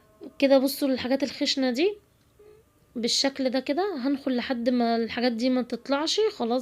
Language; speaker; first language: Arabic; native; Arabic